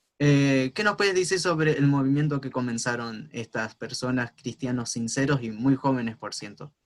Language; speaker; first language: Spanish; native; Spanish